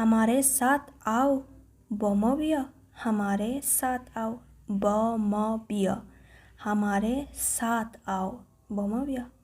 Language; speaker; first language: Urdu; non-native, fluent; Persian